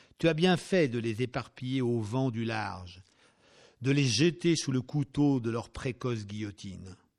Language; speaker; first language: French; native; French